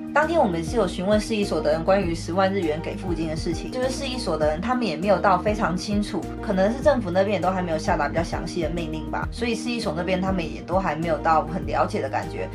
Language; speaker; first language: Chinese; native; Chinese